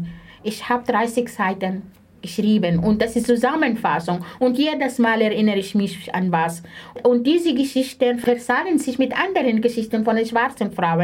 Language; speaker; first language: German; non-native, fluent; Arabic